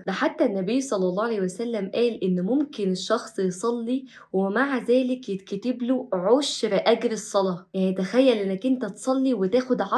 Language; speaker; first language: Arabic; native; Arabic